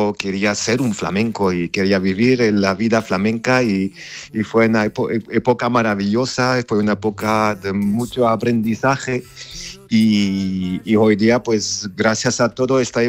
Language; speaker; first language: Spanish; non-native, fluent; Armenian